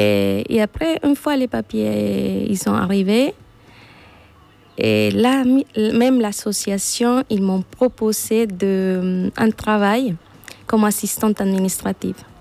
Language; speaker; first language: French; non-native, fluent; Spanish